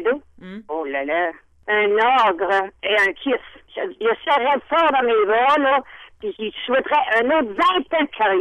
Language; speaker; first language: French; native; French